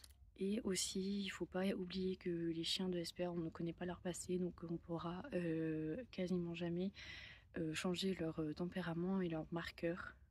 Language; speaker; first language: French; native; French